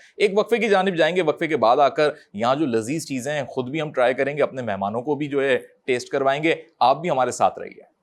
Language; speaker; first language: Urdu; native; Urdu